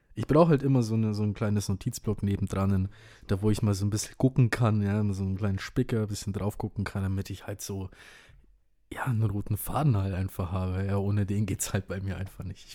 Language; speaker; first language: German; early bilingual, other home language; Indonesian